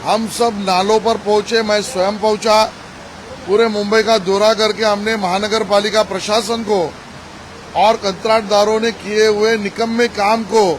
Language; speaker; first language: Hindi; non-native, local second language; Marathi